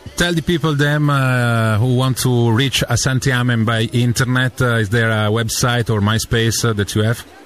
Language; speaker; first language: English; non-native, fluent; Italian